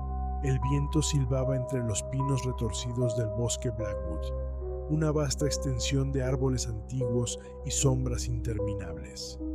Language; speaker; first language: Spanish; native; Spanish